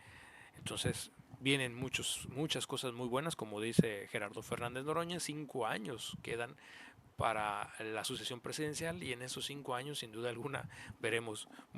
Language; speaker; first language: Spanish; native; Spanish